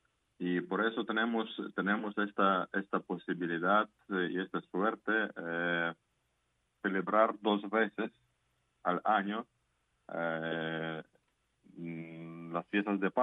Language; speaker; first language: Spanish; non-native, fluent; Ukrainian